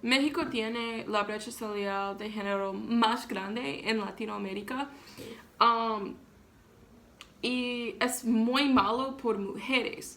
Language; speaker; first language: Spanish; non-native, learner; English